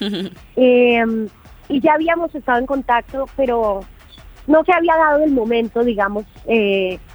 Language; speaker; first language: Spanish; native; Spanish